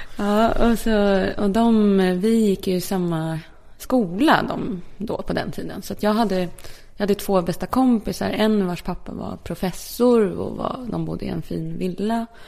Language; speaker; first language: Swedish; early bilingual, other home language; Polish